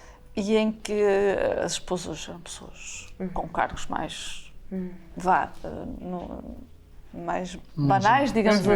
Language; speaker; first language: Portuguese; native; Portuguese